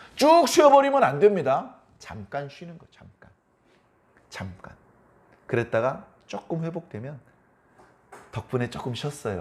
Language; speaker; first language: Korean; native; Korean